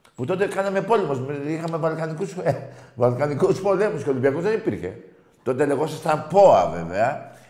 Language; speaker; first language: Greek; native; Greek